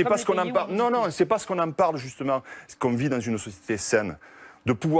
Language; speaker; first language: French; native; French